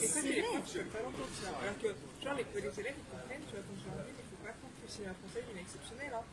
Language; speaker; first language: French; native; French